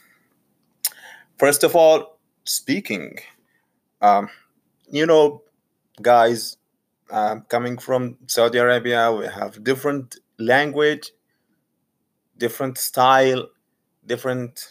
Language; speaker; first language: English; non-native, learner; Arabic